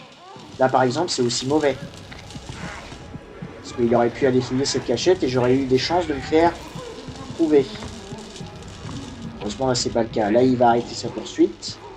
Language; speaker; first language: French; native; French